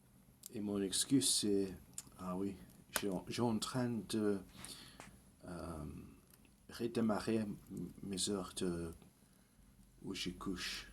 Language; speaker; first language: French; early bilingual, heritage; English